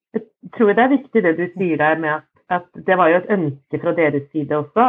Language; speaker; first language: Norwegian; native; Norwegian